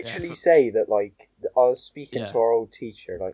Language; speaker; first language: English; native; English